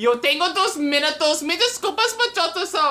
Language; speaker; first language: Spanish; non-native, learner; English